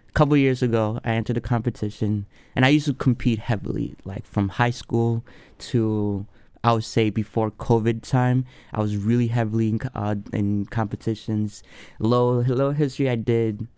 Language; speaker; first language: English; early bilingual, other home language; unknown